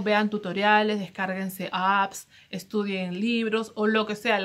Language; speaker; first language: Spanish; native; Spanish